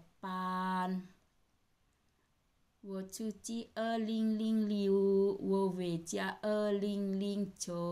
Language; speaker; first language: Chinese; non-native, learner; Indonesian